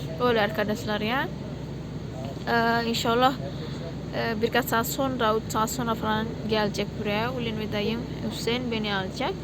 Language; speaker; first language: Turkish; non-native, learner; Indonesian